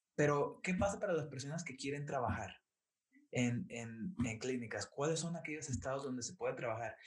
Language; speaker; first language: Spanish; native; Spanish